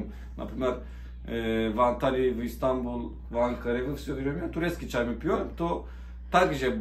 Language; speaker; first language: Russian; non-native, learner; Turkish